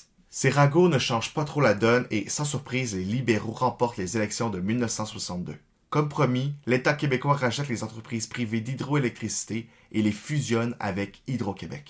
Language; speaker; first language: French; native; French